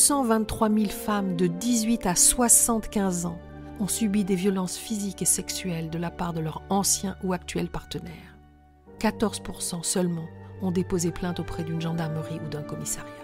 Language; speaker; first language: French; native; French